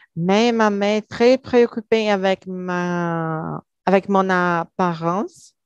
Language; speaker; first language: French; non-native, learner; Portuguese